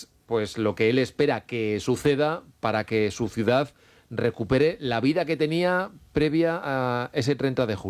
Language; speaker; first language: Spanish; native; Spanish